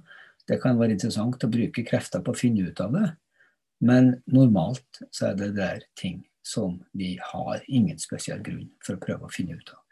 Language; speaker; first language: Norwegian; native; Norwegian